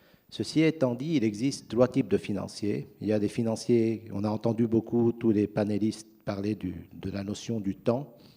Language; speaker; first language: French; non-native, fluent; Arabic